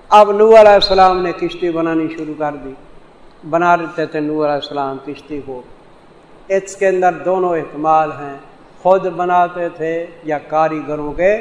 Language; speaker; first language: Urdu; non-native, local second language; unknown